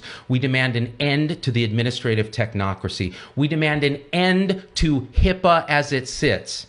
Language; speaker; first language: English; native; English